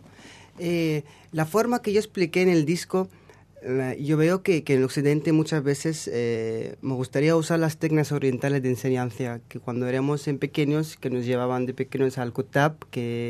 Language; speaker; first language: Spanish; non-native, fluent; Arabic